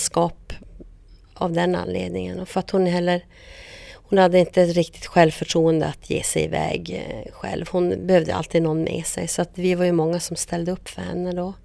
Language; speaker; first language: Swedish; native; Swedish